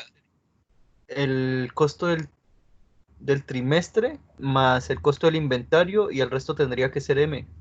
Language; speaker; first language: Spanish; native; Spanish